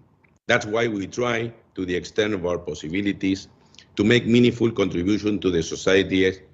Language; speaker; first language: English; non-native, fluent; Bangla